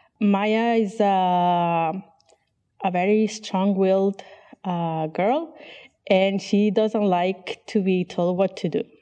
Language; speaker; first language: English; non-native, fluent; Catalan